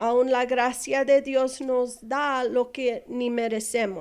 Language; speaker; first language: Spanish; non-native, fluent; English